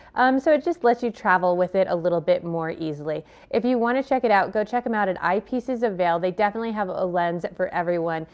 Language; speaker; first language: English; native; English